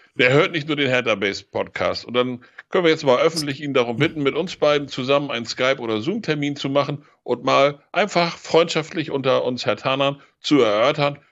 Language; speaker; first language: German; native; German